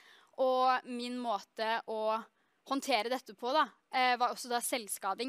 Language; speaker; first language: Norwegian; native; Norwegian